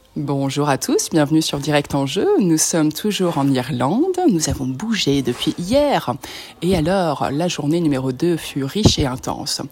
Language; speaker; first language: French; native; French